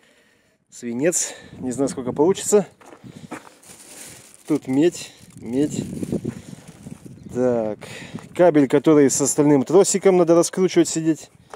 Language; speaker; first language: Russian; native; Russian